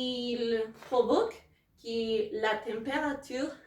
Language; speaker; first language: French; non-native, learner; Spanish